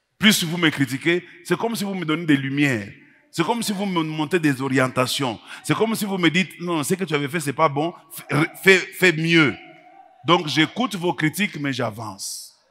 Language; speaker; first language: French; non-native, local second language; Swahili